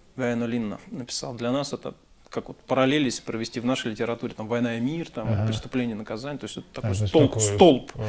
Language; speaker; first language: Russian; native; Russian